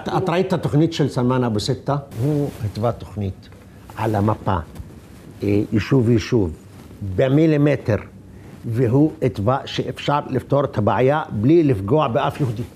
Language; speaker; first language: Hebrew; non-native, local second language; Arabic